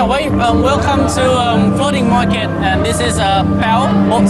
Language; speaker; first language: English; non-native, fluent; Thai